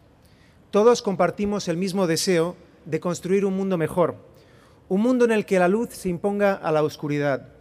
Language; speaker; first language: Spanish; native; Spanish